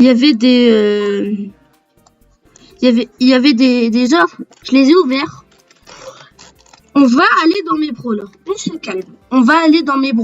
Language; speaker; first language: French; native; French